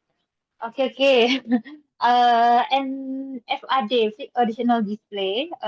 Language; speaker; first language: English; non-native, learner; Indonesian